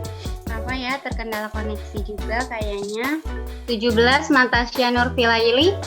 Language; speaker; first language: Indonesian; native; Indonesian